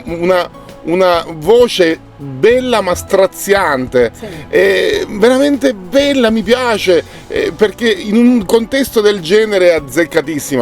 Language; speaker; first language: Italian; native; Italian